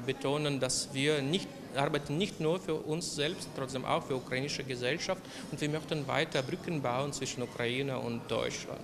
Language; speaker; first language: German; non-native, local second language; Ukrainian